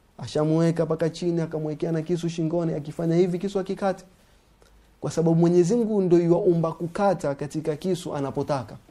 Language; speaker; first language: Swahili; native; Swahili